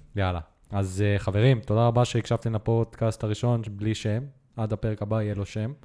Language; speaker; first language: Hebrew; native; Hebrew